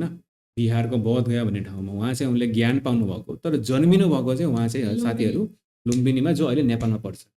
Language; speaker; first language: Nepali; native; Nepali